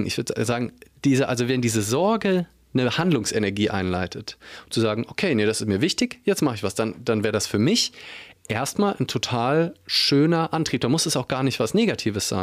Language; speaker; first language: German; native; German